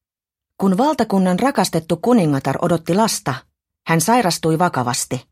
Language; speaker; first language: Finnish; native; Finnish